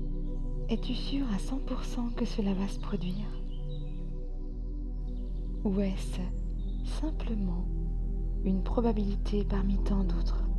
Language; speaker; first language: French; native; French